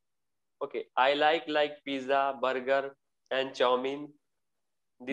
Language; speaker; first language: English; non-native, learner; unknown